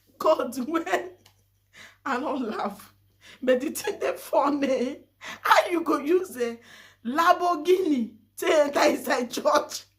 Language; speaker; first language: Nigerian Pidgin; native; Nigerian Pidgin